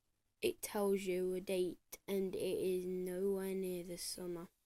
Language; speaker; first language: English; native; English